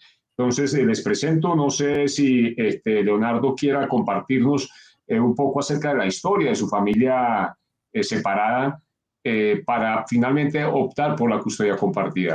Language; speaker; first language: Spanish; native; Spanish